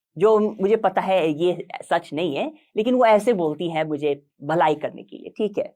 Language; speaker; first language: Hindi; non-native, fluent; English